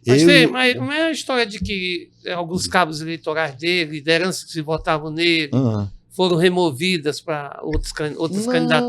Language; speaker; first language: Portuguese; native; Portuguese